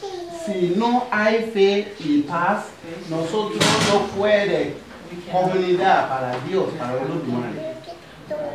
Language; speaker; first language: Spanish; non-native, learner; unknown